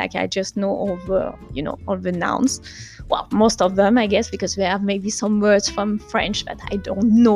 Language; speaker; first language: English; non-native, fluent; French